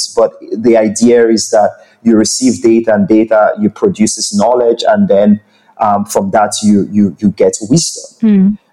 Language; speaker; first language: English; non-native, local second language; Igbo